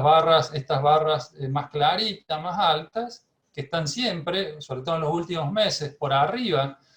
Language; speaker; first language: Spanish; native; Spanish